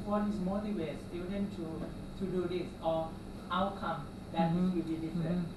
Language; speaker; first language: English; non-native, learner; Thai